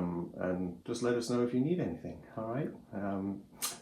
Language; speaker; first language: English; native; English